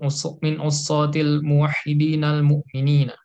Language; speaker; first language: Arabic; non-native, learner; Indonesian